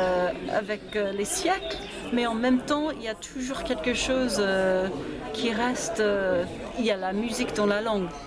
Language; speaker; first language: French; non-native, fluent; English